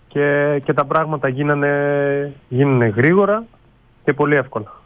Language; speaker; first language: Greek; early bilingual, other home language; Bulgarian